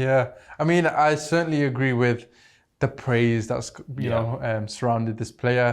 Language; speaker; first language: English; native; English